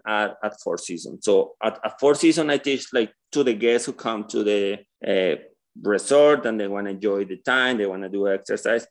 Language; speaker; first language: English; non-native, learner; Spanish